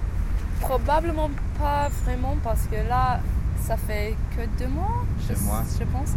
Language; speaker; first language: French; non-native, fluent; English